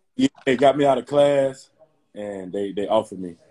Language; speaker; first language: English; native; English